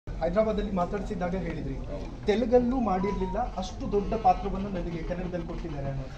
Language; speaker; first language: Kannada; native; Kannada